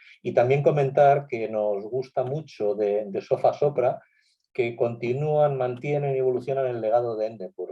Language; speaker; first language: Spanish; native; Spanish